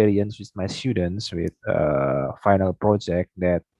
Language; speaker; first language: English; non-native, fluent; Indonesian